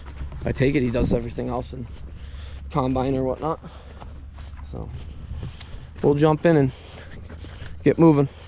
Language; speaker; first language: English; native; English